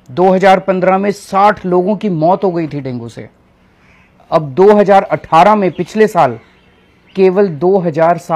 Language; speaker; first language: Hindi; native; Hindi